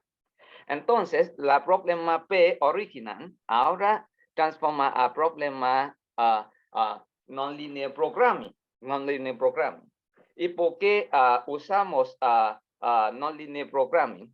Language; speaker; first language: Spanish; non-native, learner; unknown